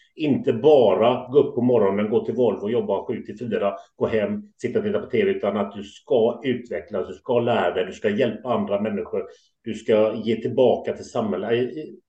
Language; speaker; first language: Swedish; native; Swedish